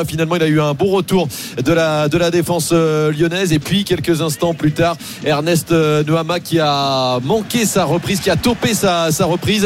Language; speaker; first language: French; native; French